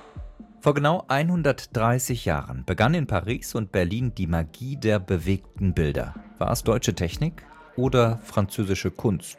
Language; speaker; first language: German; native; German